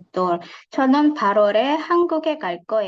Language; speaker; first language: Korean; non-native, fluent; Indonesian